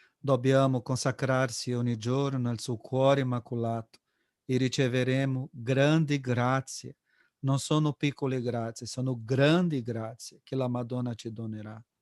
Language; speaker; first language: Italian; non-native, fluent; Portuguese